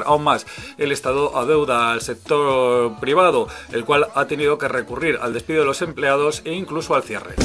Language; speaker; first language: Spanish; native; Spanish